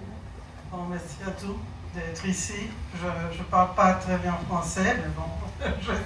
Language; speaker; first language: French; non-native, learner; Spanish